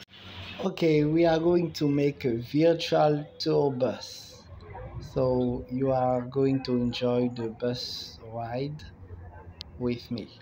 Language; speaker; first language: English; non-native, fluent; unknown